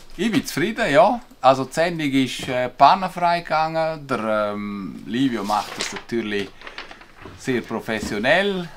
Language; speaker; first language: German; non-native, local second language; Romansh